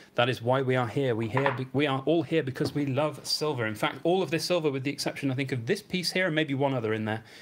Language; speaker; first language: English; native; English